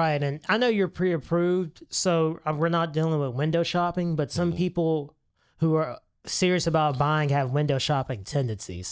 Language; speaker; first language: English; native; English